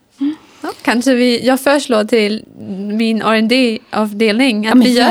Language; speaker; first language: Swedish; non-native, fluent; German